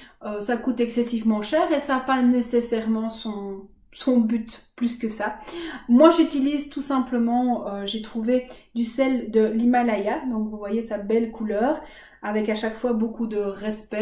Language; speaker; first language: French; native; French